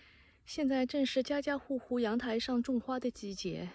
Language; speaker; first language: Chinese; native; Chinese